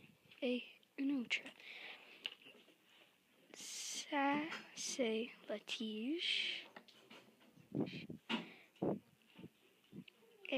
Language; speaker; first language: French; non-native, learner; English